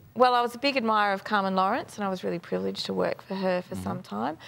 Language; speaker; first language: English; native; English